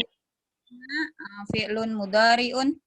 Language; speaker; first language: Arabic; non-native, learner; Indonesian